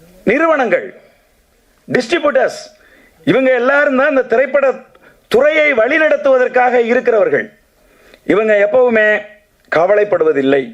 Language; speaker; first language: Tamil; native; Tamil